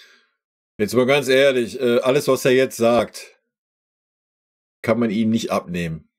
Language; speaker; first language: German; native; German